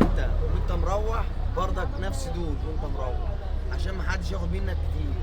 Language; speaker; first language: Arabic; native; Arabic